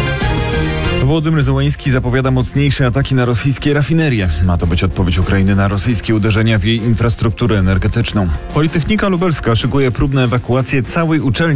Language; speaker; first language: Polish; native; Polish